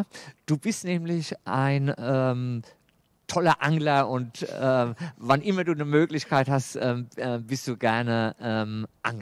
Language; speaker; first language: German; native; German